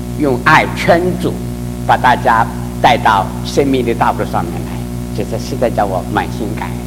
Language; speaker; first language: Chinese; native; Chinese